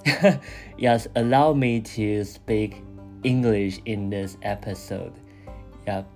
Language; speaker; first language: English; non-native, fluent; Chinese